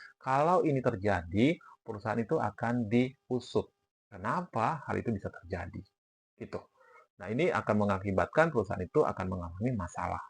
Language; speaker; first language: Indonesian; native; Indonesian